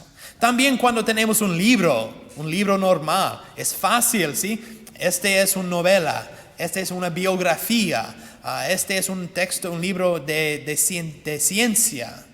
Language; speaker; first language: Spanish; non-native, fluent; English